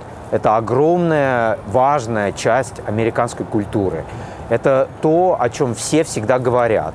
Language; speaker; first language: Russian; native; Russian